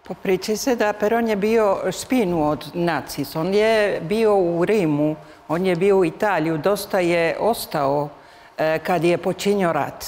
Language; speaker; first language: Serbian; early bilingual, heritage; Spanish